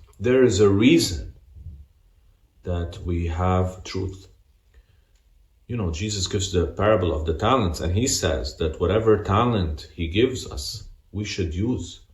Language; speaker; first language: English; non-native, fluent; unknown